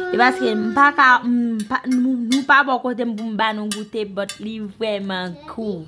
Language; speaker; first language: Haitian Creole; early bilingual, heritage; Haitian Creole